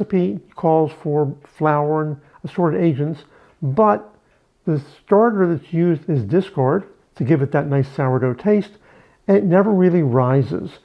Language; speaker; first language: English; native; English